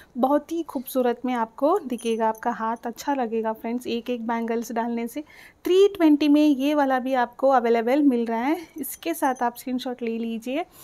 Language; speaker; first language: Hindi; non-native, local second language; Telugu